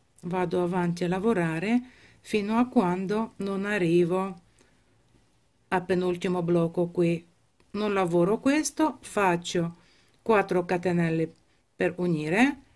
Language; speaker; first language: Italian; non-native, fluent; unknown